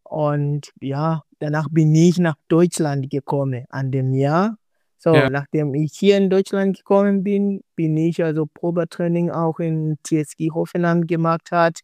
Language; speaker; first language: German; non-native, learner; Swahili